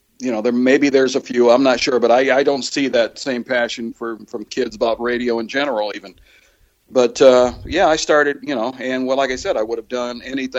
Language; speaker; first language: English; native; English